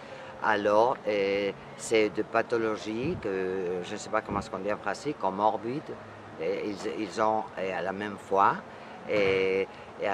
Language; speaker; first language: French; non-native, fluent; Spanish